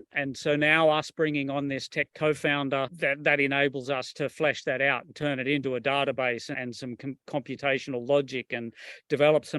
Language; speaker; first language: English; native; English